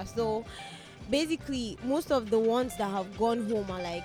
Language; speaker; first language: English; non-native, local second language; Hausa